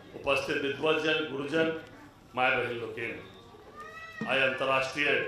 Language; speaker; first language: Maithili; non-native, local second language; Hindi